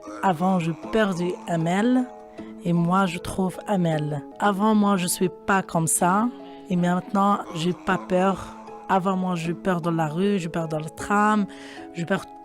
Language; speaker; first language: French; non-native, learner; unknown